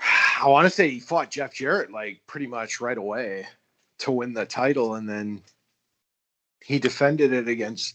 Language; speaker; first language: English; native; English